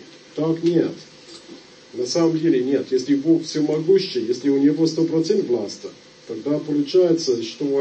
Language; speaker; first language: Russian; non-native, fluent; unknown